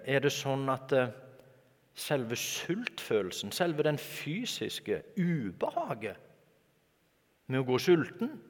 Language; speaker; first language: Norwegian; native; Norwegian